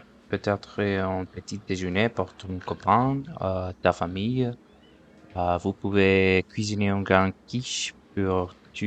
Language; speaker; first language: French; non-native, learner; Spanish